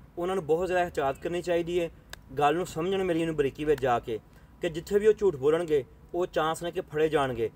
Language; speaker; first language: Punjabi; native; Punjabi